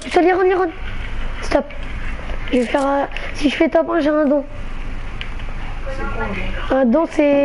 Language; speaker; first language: French; native; French